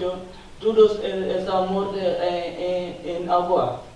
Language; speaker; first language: Spanish; non-native, learner; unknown